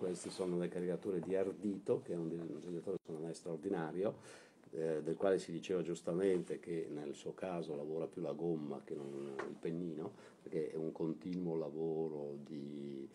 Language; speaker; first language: Italian; native; Italian